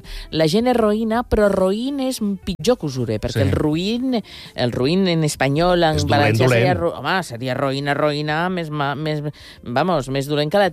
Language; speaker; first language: Catalan; native; Catalan